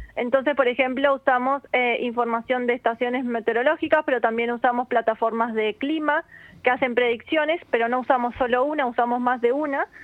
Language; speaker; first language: Spanish; native; Spanish